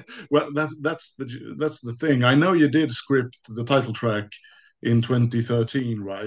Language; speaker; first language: English; non-native, fluent; Swedish